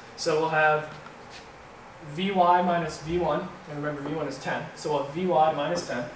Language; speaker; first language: English; native; English